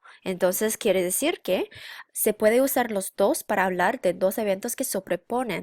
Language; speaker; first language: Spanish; non-native, fluent; English